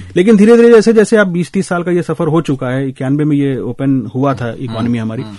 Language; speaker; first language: Hindi; native; Hindi